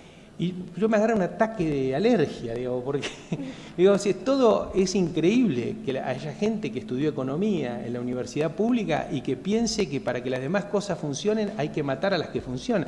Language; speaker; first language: Spanish; native; Spanish